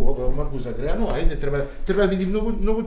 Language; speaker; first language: Macedonian; non-native, fluent; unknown